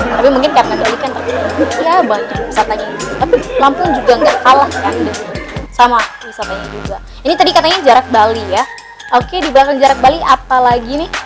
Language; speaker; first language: Indonesian; native; Indonesian